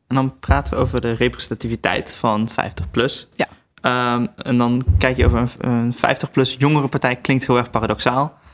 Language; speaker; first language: Dutch; native; Dutch